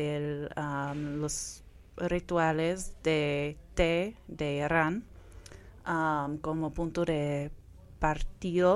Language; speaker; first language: Spanish; non-native, fluent; English